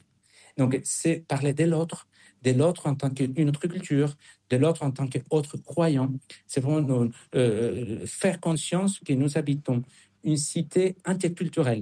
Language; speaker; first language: French; non-native, fluent; Spanish